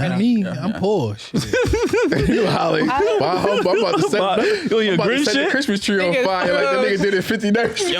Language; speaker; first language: English; native; English